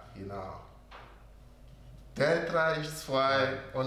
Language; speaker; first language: German; non-native, learner; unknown